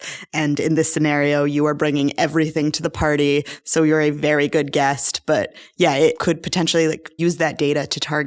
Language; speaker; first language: English; native; English